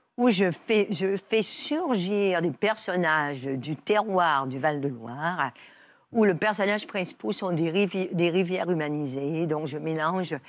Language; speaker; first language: French; native; French